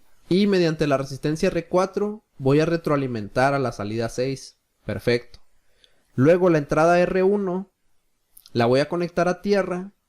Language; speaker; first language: Spanish; native; Spanish